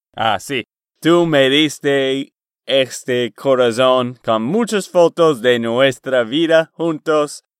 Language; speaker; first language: Spanish; non-native, learner; English